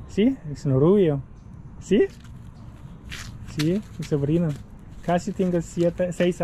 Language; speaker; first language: Spanish; non-native, fluent; German